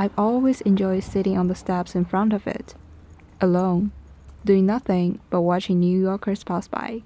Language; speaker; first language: English; non-native, fluent; Chinese